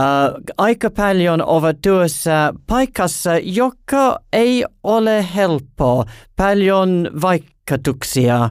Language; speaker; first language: Finnish; non-native, learner; English